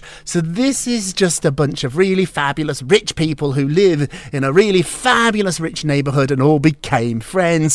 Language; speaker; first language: English; native; English